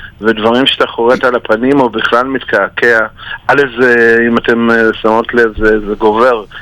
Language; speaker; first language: Hebrew; non-native, fluent; Russian